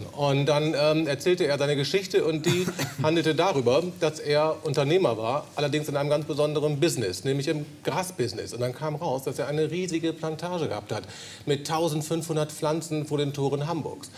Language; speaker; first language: German; native; German